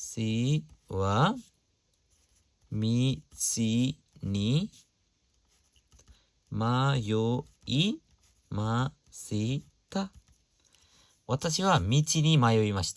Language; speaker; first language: Japanese; non-native, fluent; Nepali